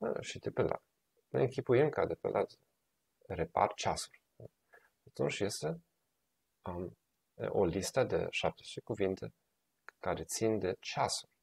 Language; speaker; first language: Romanian; non-native, fluent; German